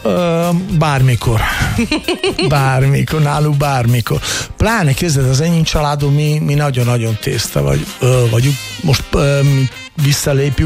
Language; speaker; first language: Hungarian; non-native, fluent; Italian